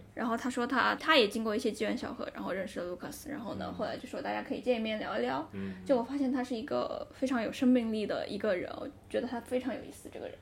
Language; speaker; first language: Chinese; native; Chinese